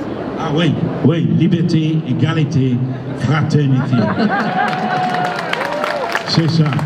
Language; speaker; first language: French; non-native, learner; English